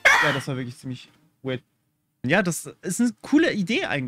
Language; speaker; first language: German; native; German